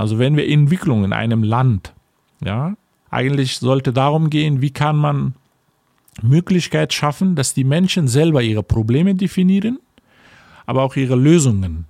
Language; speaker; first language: German; non-native, fluent; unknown